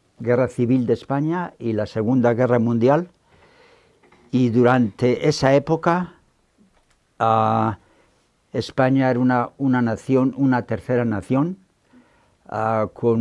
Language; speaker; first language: Spanish; native; Spanish